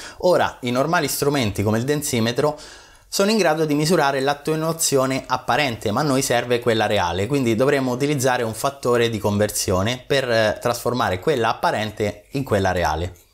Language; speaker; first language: Italian; native; Italian